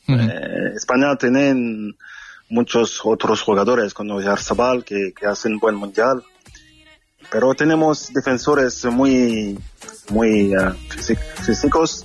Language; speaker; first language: Spanish; non-native, fluent; French